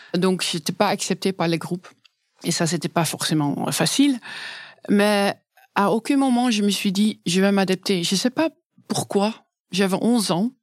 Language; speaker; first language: French; non-native, fluent; Dutch